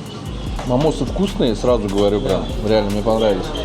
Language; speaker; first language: Russian; native; Russian